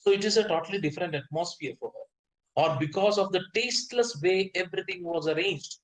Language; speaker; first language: English; non-native, local second language; Malayalam